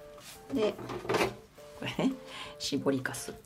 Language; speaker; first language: Japanese; native; Japanese